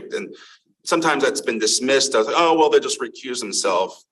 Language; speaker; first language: English; native; English